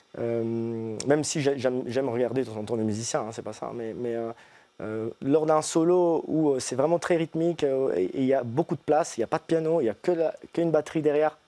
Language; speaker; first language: French; early bilingual, other home language; Italian